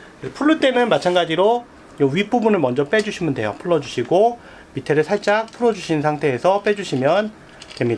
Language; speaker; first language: Korean; native; Korean